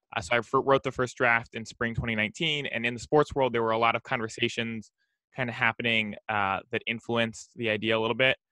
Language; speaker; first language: English; native; English